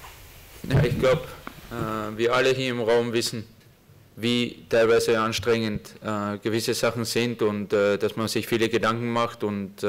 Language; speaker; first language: German; native; German